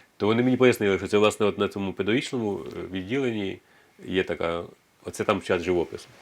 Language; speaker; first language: Ukrainian; native; Ukrainian